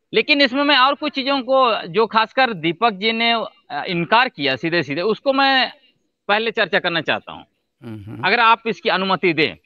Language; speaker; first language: Hindi; non-native, local second language; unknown